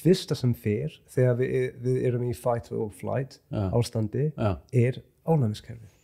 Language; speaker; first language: Icelandic; non-native, fluent; English